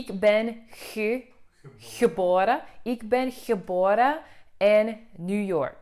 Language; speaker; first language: Dutch; non-native, learner; English